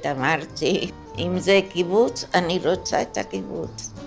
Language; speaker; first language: Hebrew; non-native, fluent; Spanish